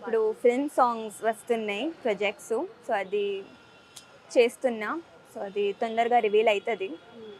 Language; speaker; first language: Telugu; early bilingual, heritage; Telugu